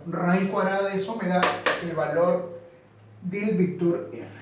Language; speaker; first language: Spanish; native; Spanish